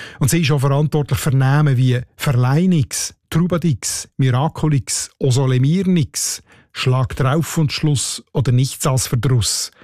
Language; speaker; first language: German; native; German